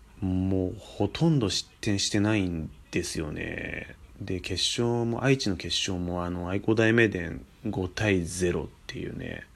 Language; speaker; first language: Japanese; native; Japanese